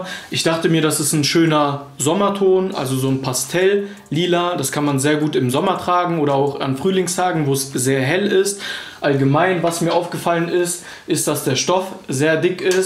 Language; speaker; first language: German; native; German